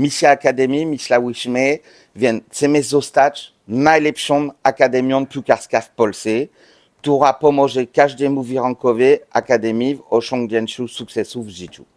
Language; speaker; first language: Polish; non-native, learner; French